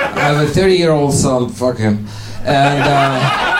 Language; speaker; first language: English; non-native, fluent; Ukrainian